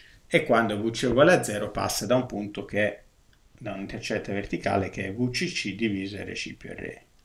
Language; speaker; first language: Italian; native; Italian